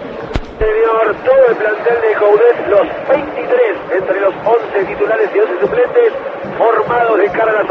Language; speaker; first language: Spanish; native; Spanish